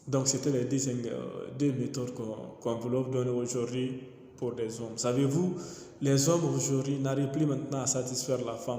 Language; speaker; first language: French; non-native, local second language; Mandingo